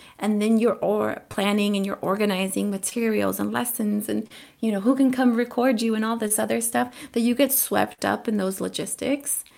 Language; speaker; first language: English; early bilingual, other home language; Spanish